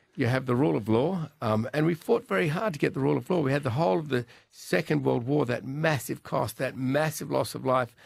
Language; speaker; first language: English; native; English